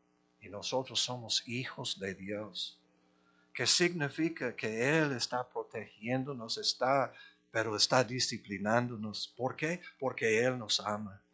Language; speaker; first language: Spanish; non-native, fluent; English